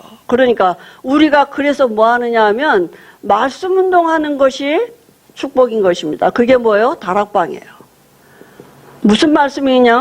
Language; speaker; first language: Korean; native; Korean